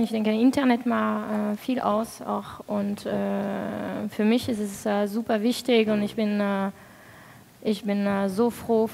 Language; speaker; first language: German; non-native, fluent; French